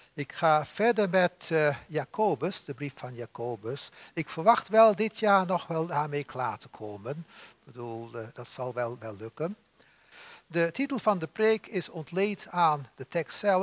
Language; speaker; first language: Dutch; native; Dutch